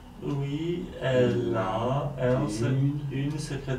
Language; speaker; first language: French; non-native, learner; Polish